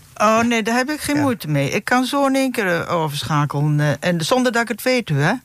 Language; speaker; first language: Dutch; non-native, local second language; Low German